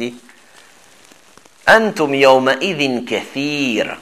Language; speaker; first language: Arabic; non-native, fluent; French